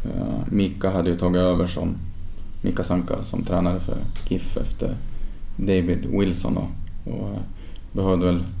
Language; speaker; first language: Swedish; native; Swedish